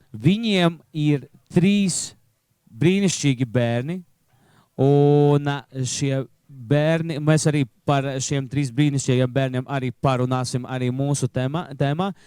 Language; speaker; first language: Latvian; native; Latvian